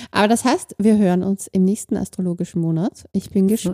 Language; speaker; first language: German; native; German